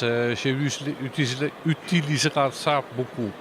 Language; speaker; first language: French; non-native, learner; German